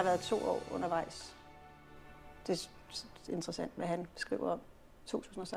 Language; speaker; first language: Danish; native; Danish